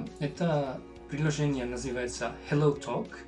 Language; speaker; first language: Russian; non-native, learner; Finnish